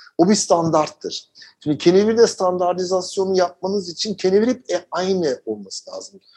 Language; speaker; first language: Turkish; early bilingual, heritage; Turkish